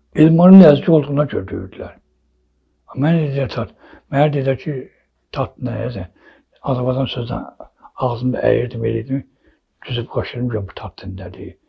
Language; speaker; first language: Azerbaijani; non-native, local second language; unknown